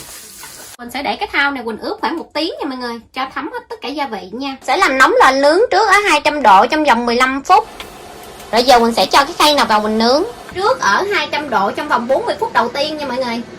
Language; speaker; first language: Vietnamese; native; Vietnamese